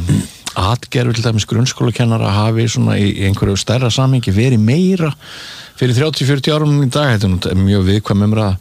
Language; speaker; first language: Icelandic; native; Icelandic